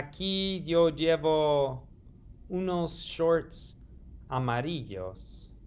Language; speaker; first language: Spanish; non-native, fluent; English